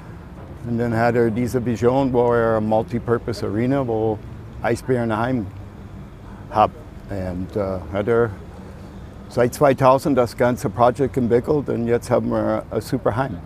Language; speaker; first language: German; non-native, fluent; English